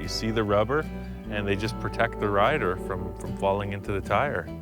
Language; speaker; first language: English; native; English